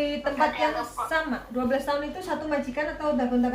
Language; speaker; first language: Indonesian; native; Indonesian